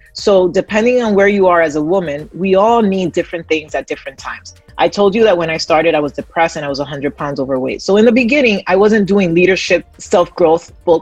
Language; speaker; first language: English; early bilingual, other home language; Spanish